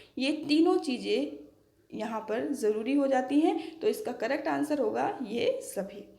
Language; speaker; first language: Hindi; native; Hindi